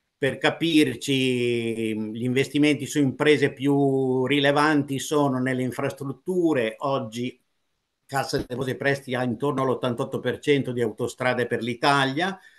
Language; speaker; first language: Italian; native; Italian